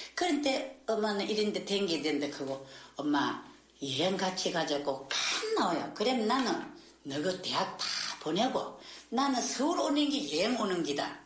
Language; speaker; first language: Korean; native; Korean